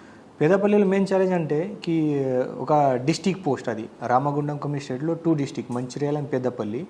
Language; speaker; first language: Telugu; non-native, learner; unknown